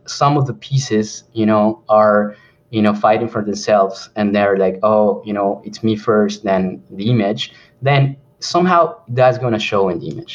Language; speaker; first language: English; non-native, fluent; Spanish